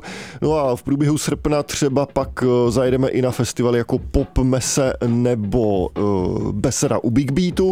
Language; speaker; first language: Czech; native; Czech